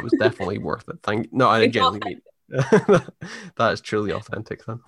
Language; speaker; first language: English; native; English